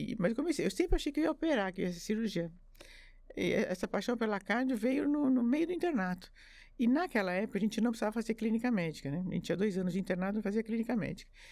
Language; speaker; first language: Portuguese; early bilingual, other home language; French